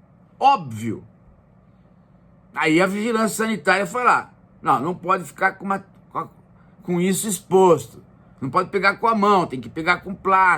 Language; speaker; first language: Portuguese; native; Portuguese